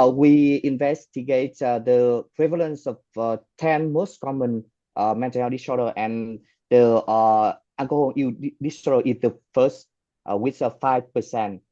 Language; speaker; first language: English; non-native, fluent; Vietnamese